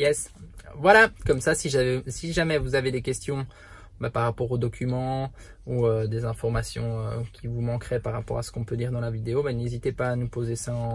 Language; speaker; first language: French; native; French